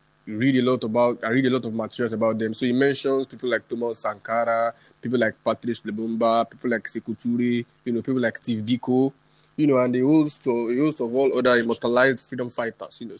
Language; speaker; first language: English; non-native, local second language; Yoruba